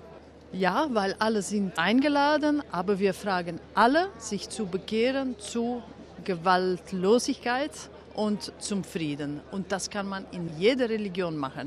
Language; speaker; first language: German; non-native, fluent; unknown